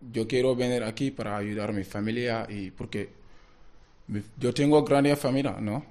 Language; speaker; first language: Spanish; non-native, learner; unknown